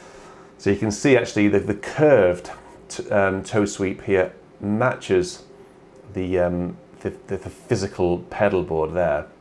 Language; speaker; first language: English; native; English